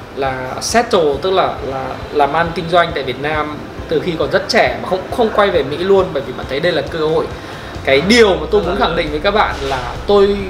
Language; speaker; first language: Vietnamese; native; Vietnamese